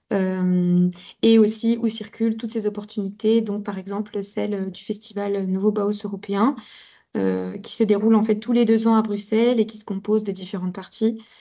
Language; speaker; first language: French; native; French